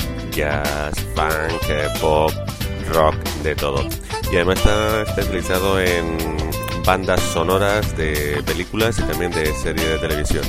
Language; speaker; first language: Spanish; native; Spanish